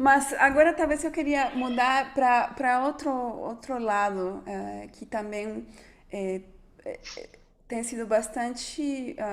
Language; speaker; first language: Portuguese; non-native, fluent; Spanish